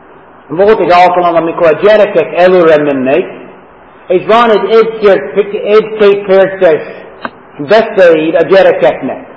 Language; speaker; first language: Hungarian; non-native, fluent; English